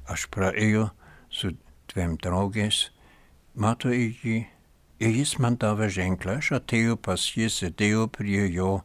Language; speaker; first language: Lithuanian; non-native, fluent; German